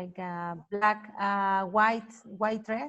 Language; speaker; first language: English; non-native, learner; Spanish